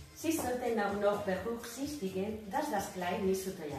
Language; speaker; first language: German; non-native, learner; Spanish